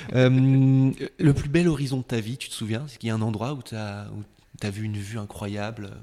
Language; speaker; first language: French; native; French